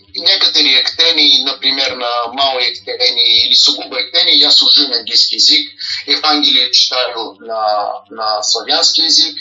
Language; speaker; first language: Russian; non-native, learner; Bulgarian